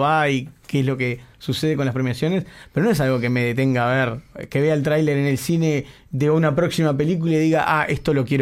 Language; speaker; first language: Spanish; native; Spanish